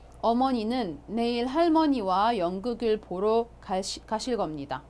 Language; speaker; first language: Korean; non-native, fluent; Arabic